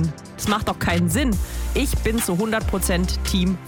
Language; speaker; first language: German; native; German